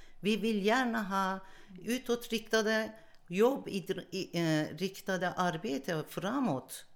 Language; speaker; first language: Swedish; non-native, learner; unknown